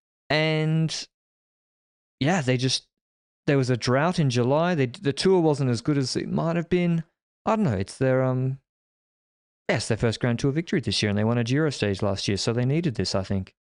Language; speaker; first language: English; native; English